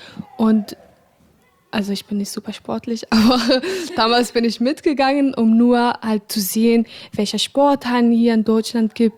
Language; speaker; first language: German; non-native, fluent; Arabic